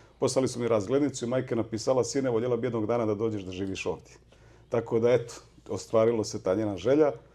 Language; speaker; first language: Serbian; native; Serbian